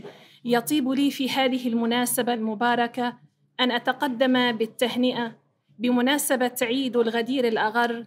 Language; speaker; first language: Arabic; native; Arabic